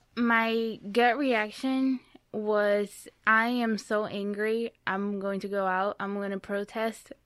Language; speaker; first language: English; non-native, fluent; Portuguese